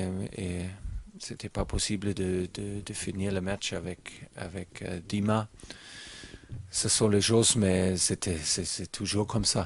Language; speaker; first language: French; non-native, learner; German